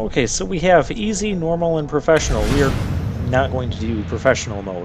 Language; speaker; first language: English; native; English